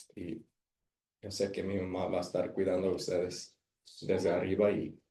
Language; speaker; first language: Spanish; early bilingual, heritage; Spanish